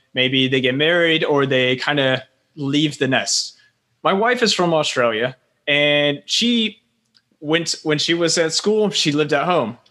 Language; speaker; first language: English; native; English